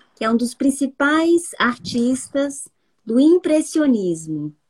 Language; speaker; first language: Portuguese; native; Portuguese